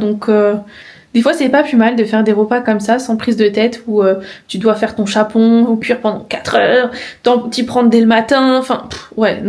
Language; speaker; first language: French; native; French